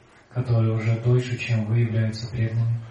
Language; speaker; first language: Russian; native; Russian